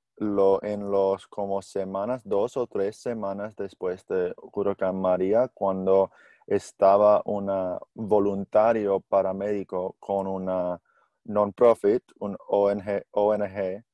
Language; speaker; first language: Spanish; non-native, learner; English